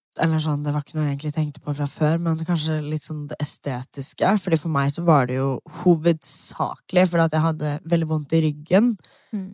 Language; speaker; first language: Norwegian; early bilingual, other home language; English